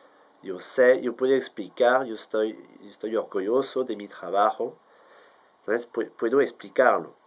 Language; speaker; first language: Spanish; non-native, fluent; French